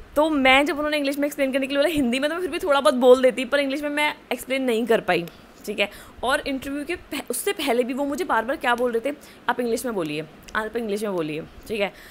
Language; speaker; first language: Hindi; native; Hindi